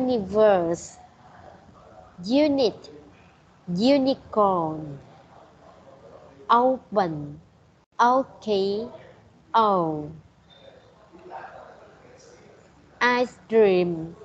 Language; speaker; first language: English; non-native, learner; Vietnamese